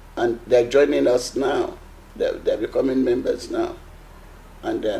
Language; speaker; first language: English; non-native, local second language; Yoruba